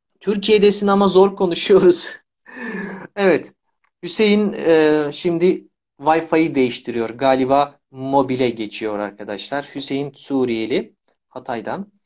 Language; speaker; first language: Turkish; native; Turkish